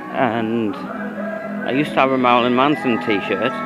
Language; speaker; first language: English; native; English